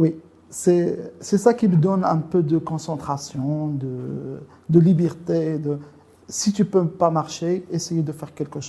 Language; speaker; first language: French; non-native, local second language; Arabic